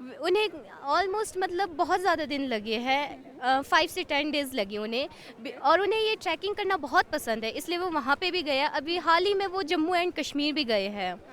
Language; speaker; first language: Hindi; early bilingual, other home language; Nepali